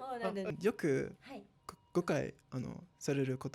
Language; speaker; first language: Japanese; non-native, learner; English